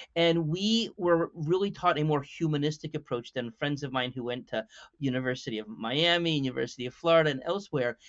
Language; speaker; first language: English; native; English